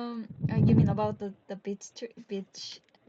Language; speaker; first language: English; non-native, learner; Korean